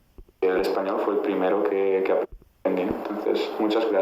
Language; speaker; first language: Spanish; non-native, fluent; Italian